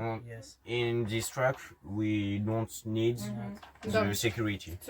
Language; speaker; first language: English; non-native, learner; French